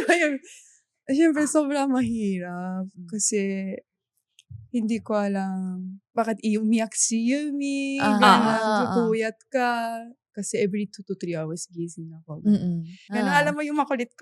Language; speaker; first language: Filipino; non-native, learner; Japanese